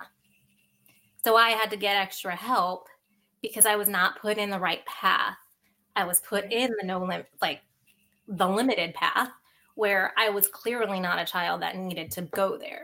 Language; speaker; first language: English; early bilingual, other home language; Sinhala